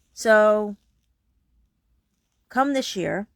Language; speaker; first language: English; native; English